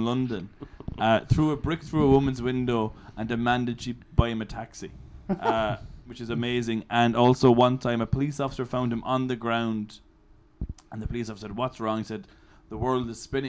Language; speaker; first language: English; native; English